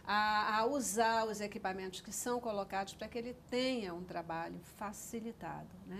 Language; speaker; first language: Portuguese; native; Portuguese